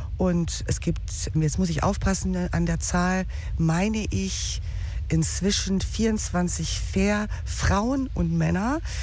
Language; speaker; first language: German; native; German